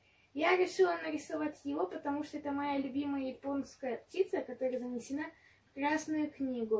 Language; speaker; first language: Russian; native; Russian